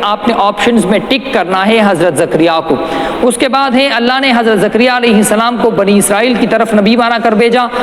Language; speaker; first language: Urdu; non-native, local second language; Pashto